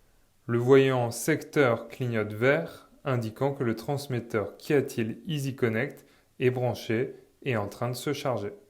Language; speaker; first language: French; native; French